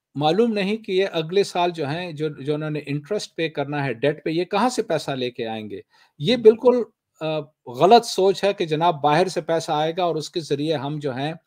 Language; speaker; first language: Urdu; non-native, local second language; Pashto